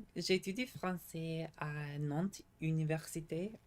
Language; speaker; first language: French; non-native, learner; English